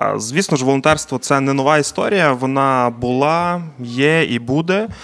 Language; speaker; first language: Ukrainian; native; Ukrainian